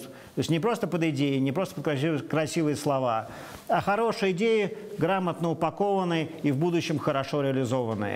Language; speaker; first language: Russian; native; Russian